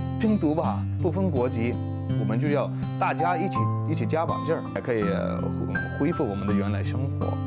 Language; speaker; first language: Chinese; non-native, fluent; Urdu